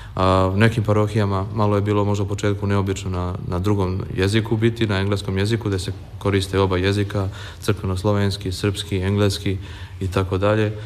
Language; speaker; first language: Serbian; native; Serbian